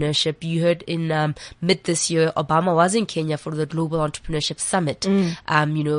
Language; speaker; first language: English; non-native, local second language; Southern Sotho